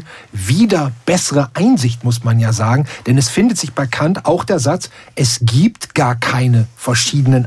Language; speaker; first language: German; native; German